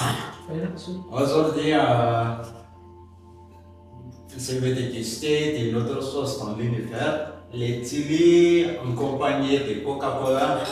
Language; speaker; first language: French; non-native, local second language; Malagasy